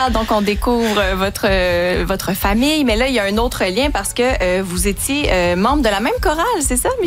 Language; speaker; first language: French; native; French